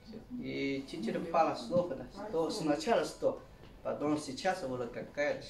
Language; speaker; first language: Russian; non-native, learner; Chinese